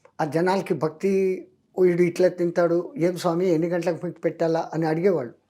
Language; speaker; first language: Telugu; non-native, local second language; Hindi